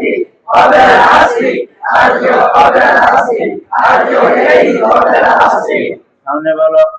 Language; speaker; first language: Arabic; non-native, fluent; Bangla